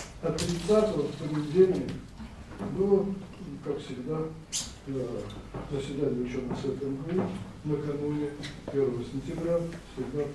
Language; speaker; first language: Russian; native; Russian